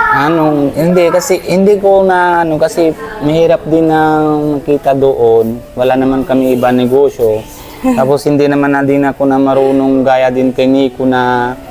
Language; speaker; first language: Filipino; non-native, learner; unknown